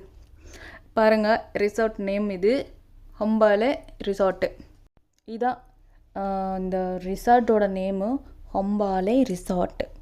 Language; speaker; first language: Tamil; non-native, local second language; Telugu